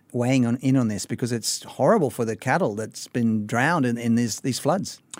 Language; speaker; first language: English; native; English